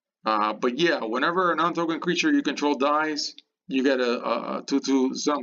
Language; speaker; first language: English; native; English